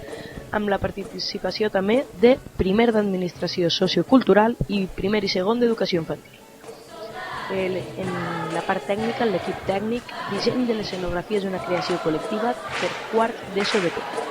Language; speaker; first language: Catalan; native; Catalan